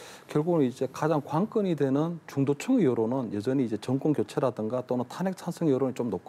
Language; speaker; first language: Korean; native; Korean